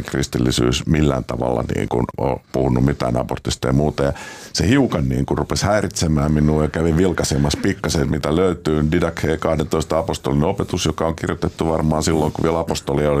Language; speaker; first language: Finnish; native; Finnish